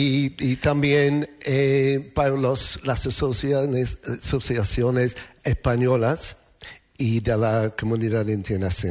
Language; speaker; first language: Spanish; non-native, learner; English